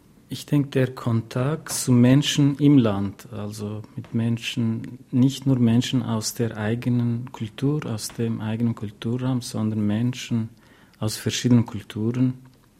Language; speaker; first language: German; non-native, fluent; Kurdish